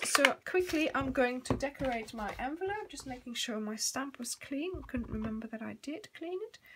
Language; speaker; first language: English; native; English